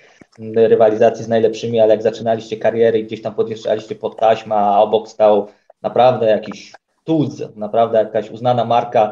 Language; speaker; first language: Polish; native; Polish